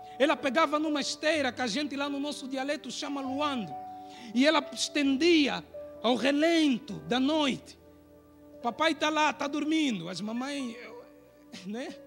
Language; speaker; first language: Portuguese; native; Portuguese